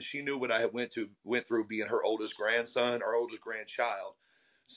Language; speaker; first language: English; native; English